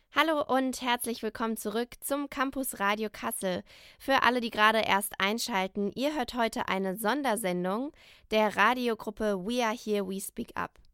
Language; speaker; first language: German; native; German